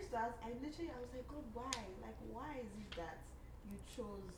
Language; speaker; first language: English; non-native, local second language; Yoruba